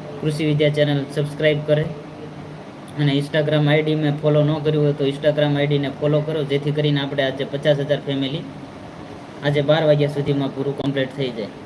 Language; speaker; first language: Gujarati; native; Gujarati